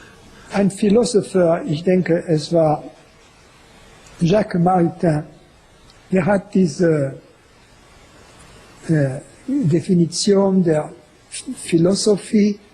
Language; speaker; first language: German; non-native, fluent; French